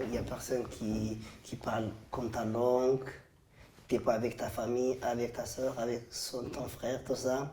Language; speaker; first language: French; non-native, fluent; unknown